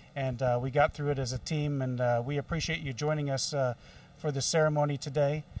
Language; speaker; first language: English; native; English